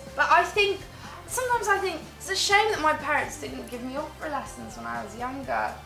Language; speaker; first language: English; native; English